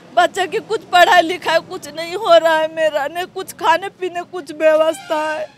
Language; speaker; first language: Hindi; native; Hindi